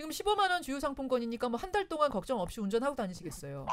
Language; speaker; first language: Korean; native; Korean